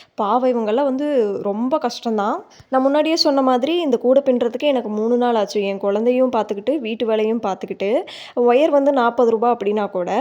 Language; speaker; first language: Tamil; native; Tamil